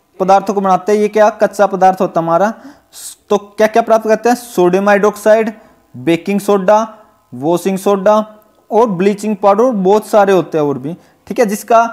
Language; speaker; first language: Hindi; native; Hindi